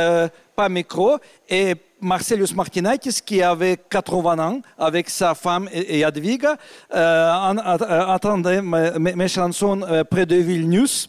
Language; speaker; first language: French; non-native, fluent; Russian